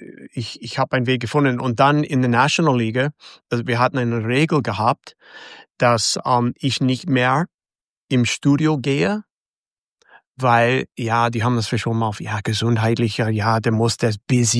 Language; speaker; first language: German; non-native, fluent; English